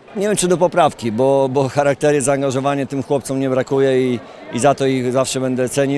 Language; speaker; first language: Polish; native; Polish